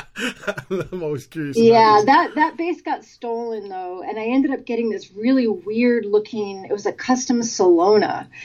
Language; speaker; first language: English; native; English